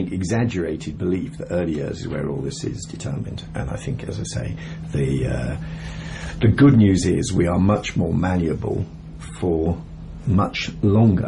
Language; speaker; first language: English; native; English